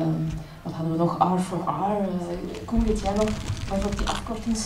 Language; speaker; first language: Dutch; native; Dutch